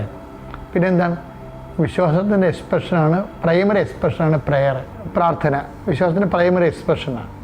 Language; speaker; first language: Malayalam; native; Malayalam